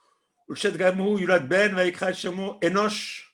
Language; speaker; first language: Hebrew; non-native, fluent; French